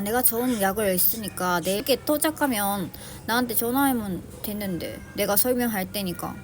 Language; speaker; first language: Korean; non-native, learner; Japanese